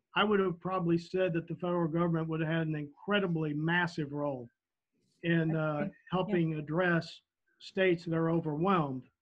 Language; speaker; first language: English; native; English